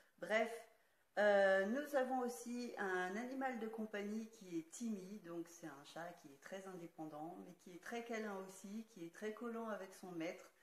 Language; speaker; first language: French; native; French